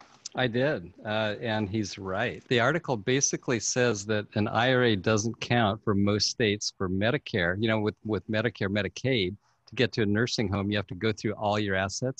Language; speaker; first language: English; native; English